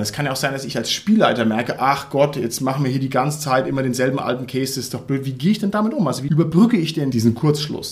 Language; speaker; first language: German; native; German